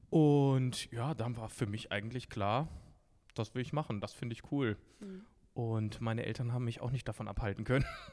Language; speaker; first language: German; native; German